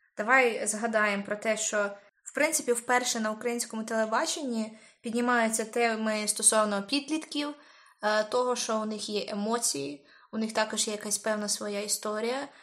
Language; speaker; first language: Ukrainian; native; Ukrainian